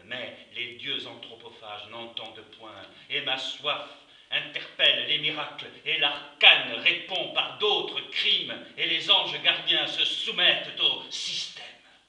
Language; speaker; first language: French; native; French